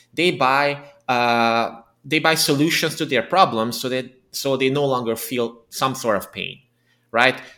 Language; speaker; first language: English; non-native, fluent; Romanian